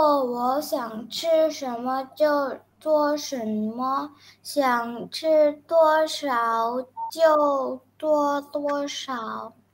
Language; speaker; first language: Chinese; non-native, learner; Indonesian